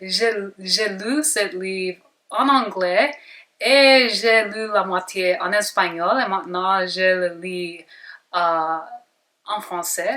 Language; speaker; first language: French; non-native, learner; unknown